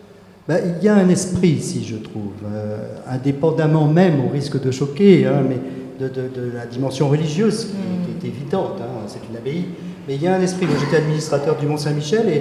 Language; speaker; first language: French; native; French